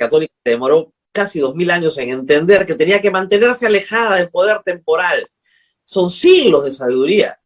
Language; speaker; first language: Spanish; native; Spanish